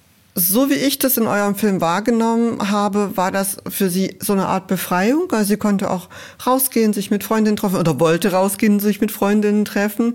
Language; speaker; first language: German; native; German